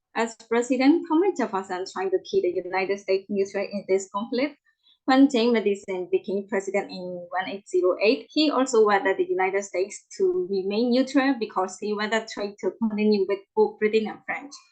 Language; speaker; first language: English; non-native, learner; Burmese